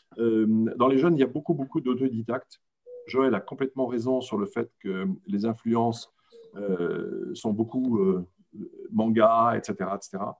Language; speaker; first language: French; native; French